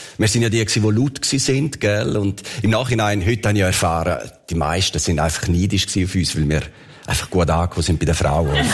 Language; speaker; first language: German; early bilingual, other home language; Italian